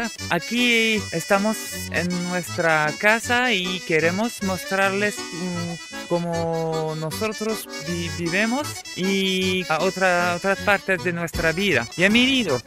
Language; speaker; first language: Spanish; non-native, learner; French